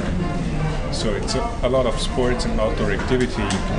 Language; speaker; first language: English; non-native, fluent; German